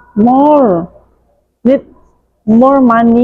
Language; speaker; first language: English; non-native, learner; Indonesian